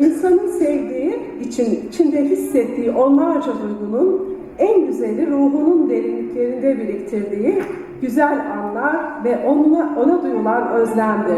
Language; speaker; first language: Turkish; native; Turkish